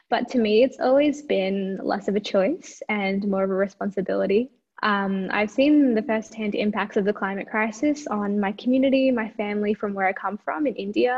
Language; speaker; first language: English; early bilingual, other home language; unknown